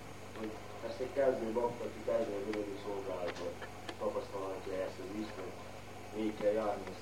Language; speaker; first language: Hungarian; native; Hungarian